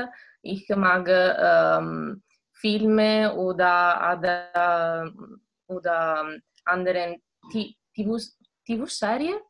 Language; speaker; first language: German; non-native, learner; Italian